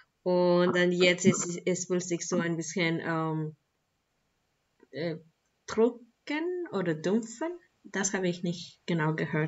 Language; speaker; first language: German; non-native, learner; Spanish